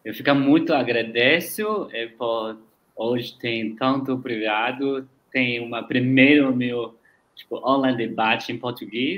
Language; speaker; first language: Portuguese; non-native, learner; Chinese